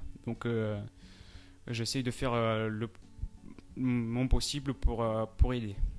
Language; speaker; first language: French; non-native, fluent; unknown